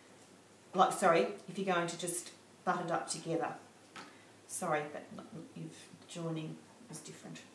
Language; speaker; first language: English; native; English